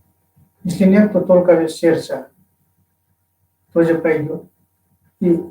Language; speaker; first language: Russian; non-native, fluent; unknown